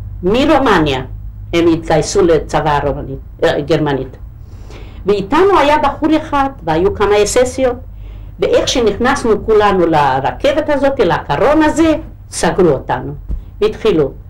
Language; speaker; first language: Hebrew; non-native, local second language; Hungarian